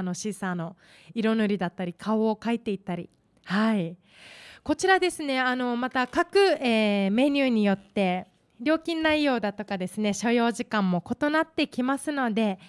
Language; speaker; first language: Japanese; native; Japanese